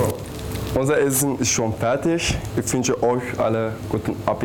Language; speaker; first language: German; non-native, learner; Turkish